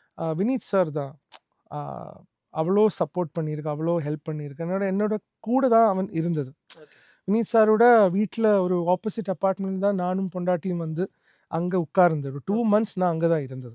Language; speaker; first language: Tamil; non-native, learner; Malayalam